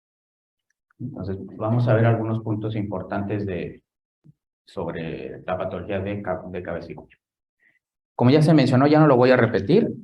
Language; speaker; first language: Spanish; native; Spanish